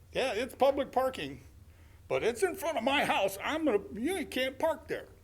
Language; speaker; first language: English; native; English